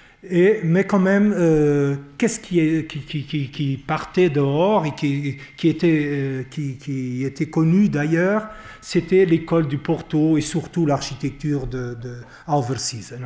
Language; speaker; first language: French; non-native, fluent; Portuguese